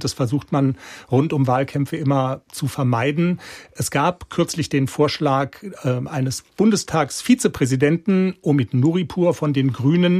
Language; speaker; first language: German; native; German